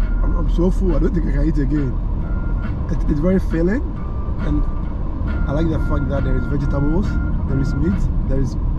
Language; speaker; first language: English; non-native, learner; German